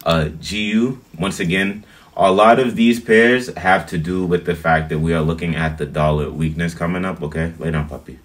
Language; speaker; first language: English; native; English